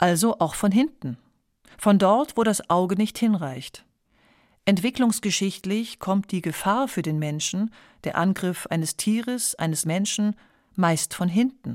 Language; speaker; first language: German; native; German